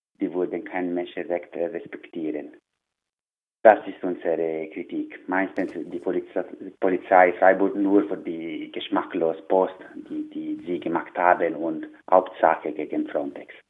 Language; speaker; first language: German; non-native, learner; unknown